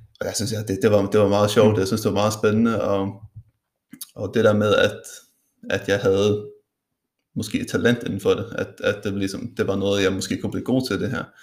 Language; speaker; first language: Danish; non-native, local second language; Faroese